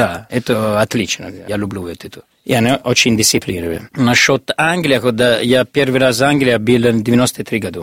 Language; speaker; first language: Russian; non-native, learner; Italian